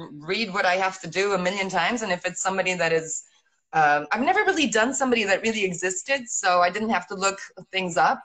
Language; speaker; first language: English; early bilingual, heritage; English